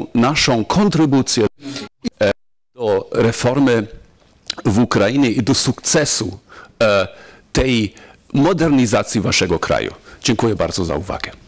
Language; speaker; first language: Polish; non-native, fluent; German